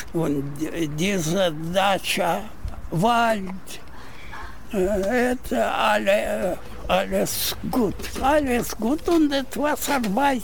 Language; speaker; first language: German; non-native, learner; Russian